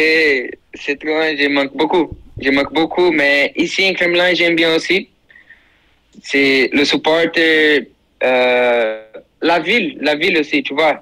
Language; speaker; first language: French; non-native, learner; Portuguese